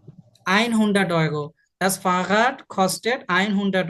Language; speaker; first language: German; non-native, fluent; Bangla